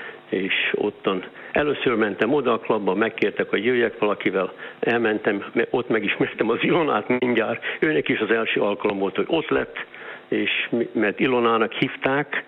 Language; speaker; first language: Hungarian; early bilingual, heritage; Hungarian